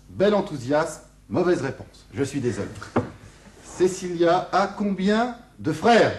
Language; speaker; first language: French; native; French